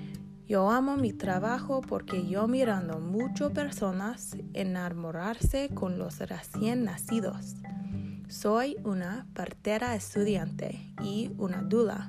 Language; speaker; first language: Spanish; non-native, learner; English